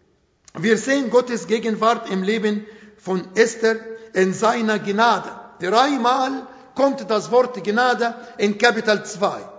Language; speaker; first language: German; non-native, fluent; Arabic